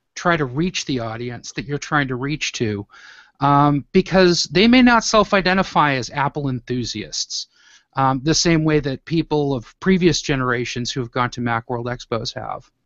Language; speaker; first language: English; native; English